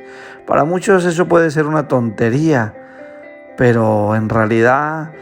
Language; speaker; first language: Spanish; native; Spanish